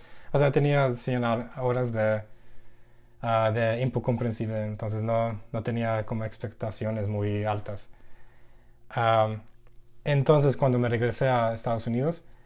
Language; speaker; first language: Spanish; non-native, learner; English